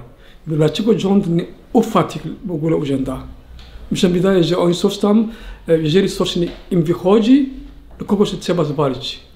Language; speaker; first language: Polish; non-native, learner; Somali